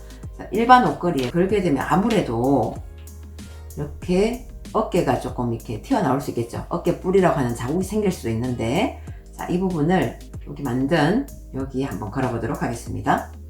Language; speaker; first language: Korean; native; Korean